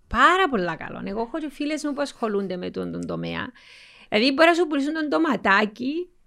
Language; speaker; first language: Greek; native; Greek